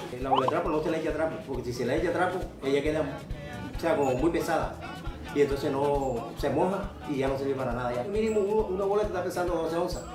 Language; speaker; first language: Spanish; native; Spanish